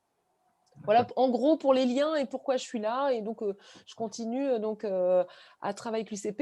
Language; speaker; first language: French; native; French